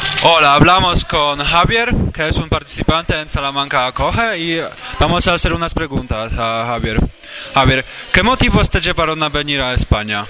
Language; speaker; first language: Spanish; native; Spanish